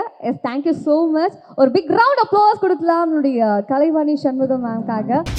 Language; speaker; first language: Tamil; native; Tamil